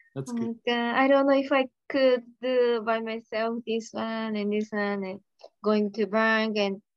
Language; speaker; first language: English; non-native, learner; Japanese